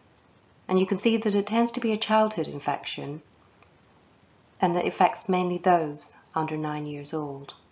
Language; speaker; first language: English; native; English